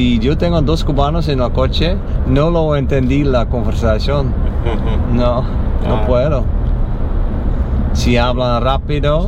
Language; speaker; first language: Spanish; non-native, learner; English